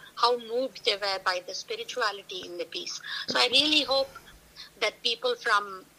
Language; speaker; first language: English; non-native, local second language; Tamil